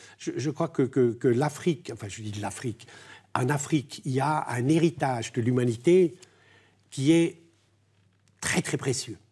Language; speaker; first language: French; non-native, local second language; German